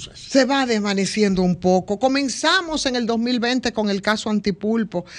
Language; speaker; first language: Spanish; native; Spanish